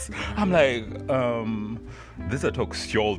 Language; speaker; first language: English; non-native, local second language; Ganda